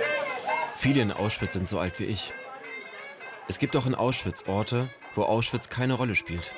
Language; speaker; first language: German; native; German